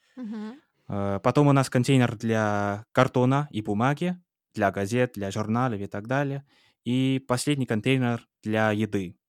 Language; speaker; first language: Russian; non-native, fluent; English